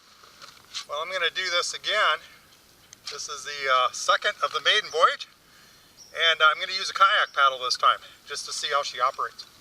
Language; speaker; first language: English; native; English